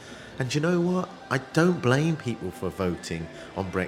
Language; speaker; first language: English; native; English